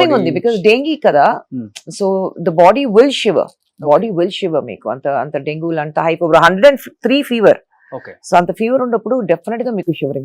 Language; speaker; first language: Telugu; non-native, fluent; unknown